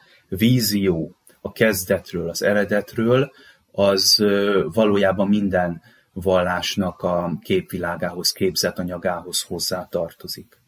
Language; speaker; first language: Hungarian; native; Hungarian